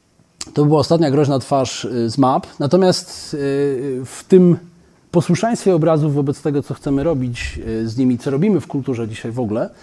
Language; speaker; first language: Polish; native; Polish